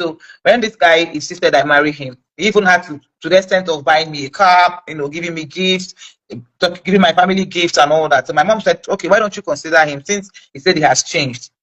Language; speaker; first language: English; non-native, local second language; Igbo